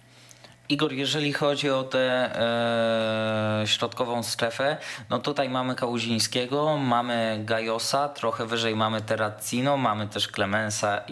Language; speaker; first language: Polish; native; Polish